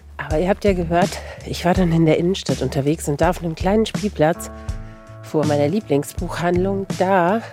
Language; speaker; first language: German; native; German